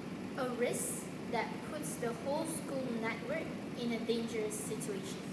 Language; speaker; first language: English; non-native, local second language; Malay